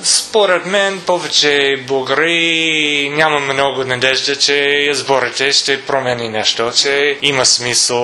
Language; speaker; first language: Bulgarian; non-native, learner; English